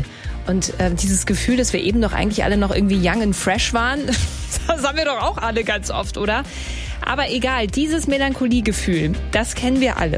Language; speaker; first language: German; native; German